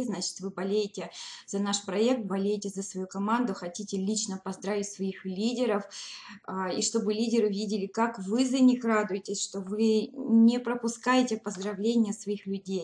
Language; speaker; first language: Russian; native; Russian